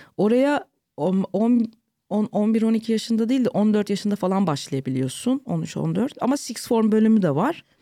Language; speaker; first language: Turkish; early bilingual, heritage; Turkish